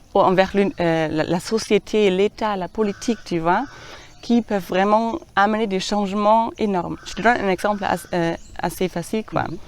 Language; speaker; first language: French; non-native, fluent; German